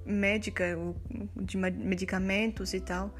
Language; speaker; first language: Portuguese; non-native, fluent; French